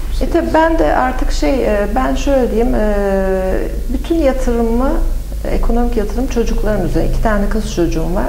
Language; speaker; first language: Turkish; native; Turkish